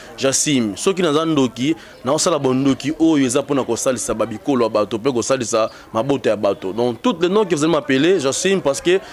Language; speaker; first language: Lingala; non-native, local second language; Kongo